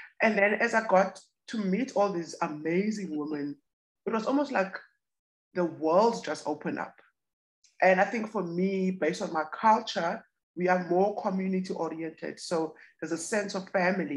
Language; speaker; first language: English; non-native, local second language; Xhosa